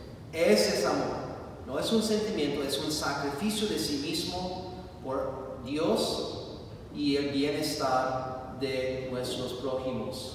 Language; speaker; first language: Spanish; non-native, fluent; English